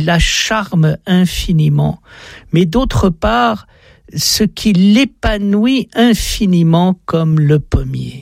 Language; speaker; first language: French; native; French